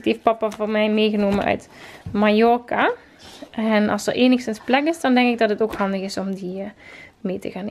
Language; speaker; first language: Dutch; native; Dutch